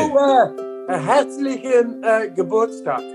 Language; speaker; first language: German; non-native, learner; Dutch